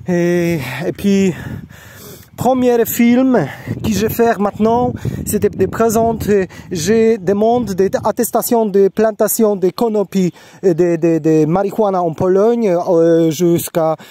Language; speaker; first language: French; non-native, learner; Polish